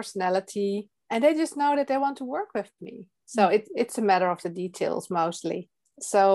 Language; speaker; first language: English; non-native, fluent; Dutch